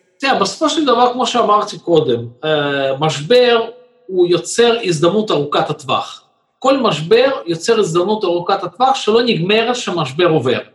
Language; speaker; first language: Hebrew; non-native, fluent; Russian